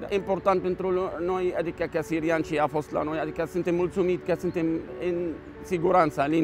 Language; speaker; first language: Romanian; non-native, learner; Arabic